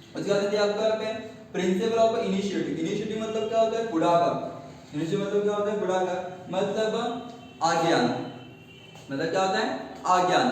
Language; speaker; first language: Hindi; non-native, local second language; Marathi